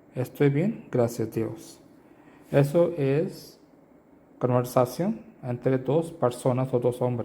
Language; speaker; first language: Spanish; non-native, learner; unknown